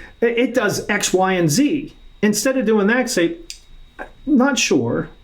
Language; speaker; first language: English; native; English